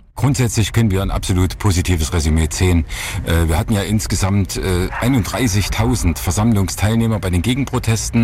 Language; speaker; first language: German; native; German